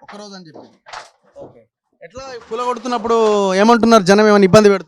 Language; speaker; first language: Telugu; native; Telugu